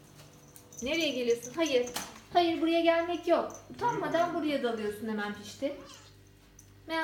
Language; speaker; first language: Turkish; native; Turkish